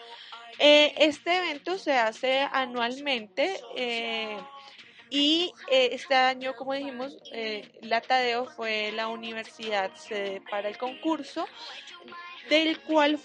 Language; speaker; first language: Spanish; native; Spanish